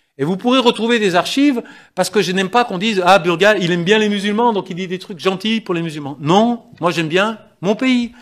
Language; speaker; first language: French; native; French